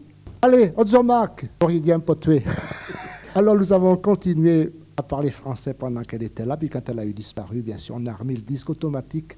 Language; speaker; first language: French; native; French